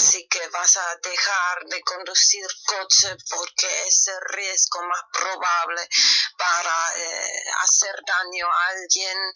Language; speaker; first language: Spanish; non-native, fluent; German